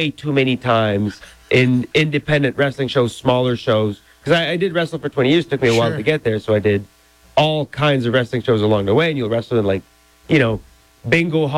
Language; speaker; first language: English; non-native, fluent; French